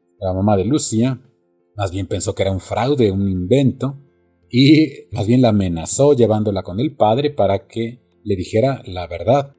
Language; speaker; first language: Spanish; native; Spanish